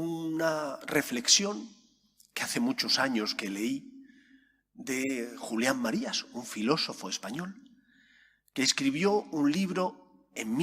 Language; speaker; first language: Spanish; native; Spanish